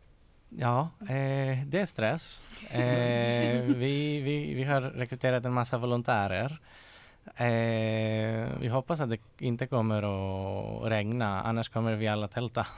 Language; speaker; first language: Swedish; non-native, fluent; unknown